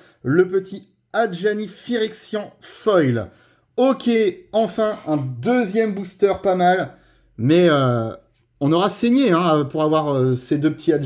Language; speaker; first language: French; native; French